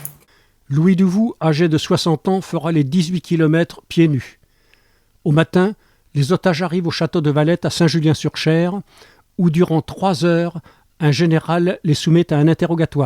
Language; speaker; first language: French; native; French